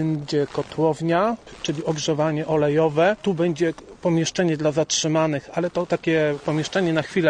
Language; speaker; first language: Polish; native; Polish